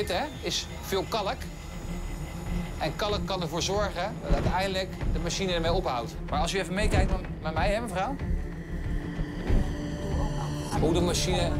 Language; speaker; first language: Dutch; native; Dutch